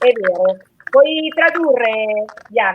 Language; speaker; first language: Italian; native; Italian